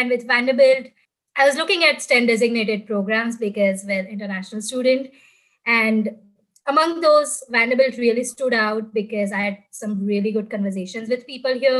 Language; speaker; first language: English; non-native, local second language; Gujarati